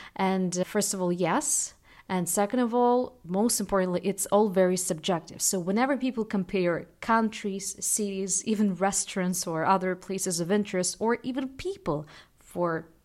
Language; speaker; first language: English; non-native, fluent; Russian